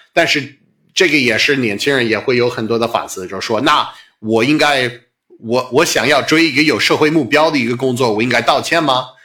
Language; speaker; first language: Chinese; non-native, fluent; English